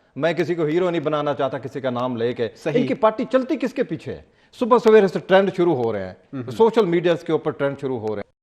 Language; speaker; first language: Urdu; non-native, local second language; Saraiki